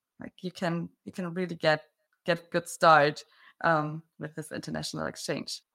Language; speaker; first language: English; non-native, fluent; German